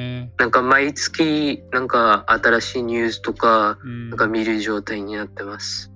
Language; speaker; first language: Japanese; non-native, fluent; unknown